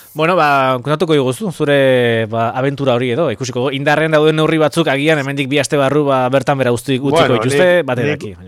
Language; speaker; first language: Basque; native; Basque